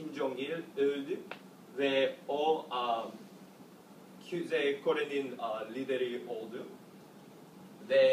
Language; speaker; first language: Turkish; non-native, learner; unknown